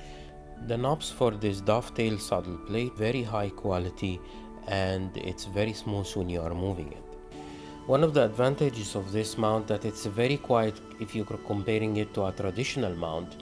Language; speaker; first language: English; non-native, fluent; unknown